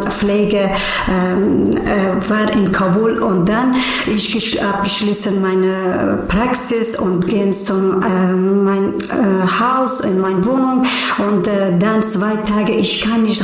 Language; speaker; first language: German; non-native, learner; Persian